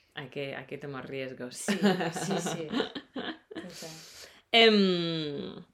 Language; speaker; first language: Spanish; non-native, fluent; English